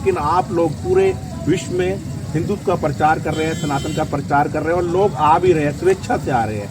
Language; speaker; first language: Hindi; native; Hindi